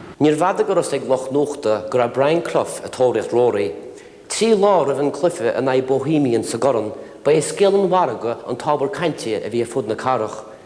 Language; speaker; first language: Irish; native; Irish